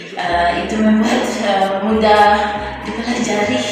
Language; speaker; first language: Indonesian; non-native, learner; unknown